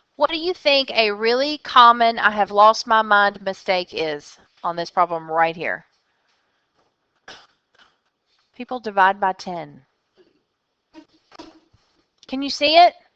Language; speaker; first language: English; native; English